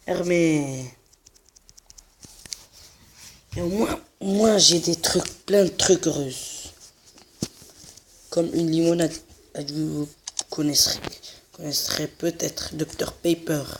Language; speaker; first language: French; non-native, local second language; Arabic